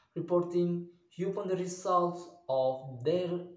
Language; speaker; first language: English; non-native, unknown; Indonesian